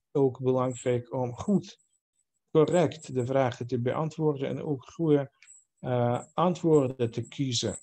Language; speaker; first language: Dutch; non-native, fluent; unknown